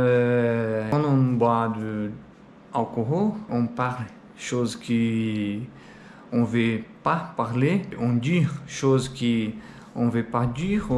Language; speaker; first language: French; non-native, learner; Portuguese